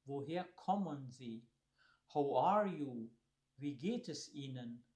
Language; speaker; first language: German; non-native, fluent; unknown